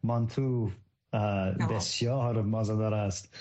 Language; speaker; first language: Persian; non-native, learner; English